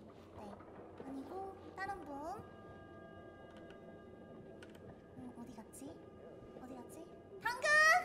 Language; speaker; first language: Korean; native; Korean